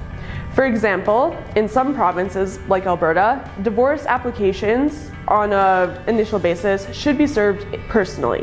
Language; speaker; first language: English; native; English